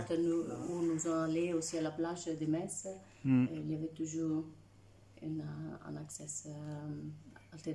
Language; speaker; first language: French; non-native, fluent; Italian